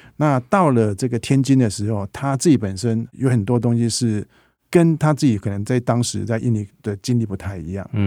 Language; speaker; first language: Chinese; native; Chinese